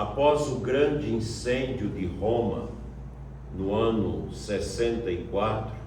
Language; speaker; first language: Portuguese; native; Portuguese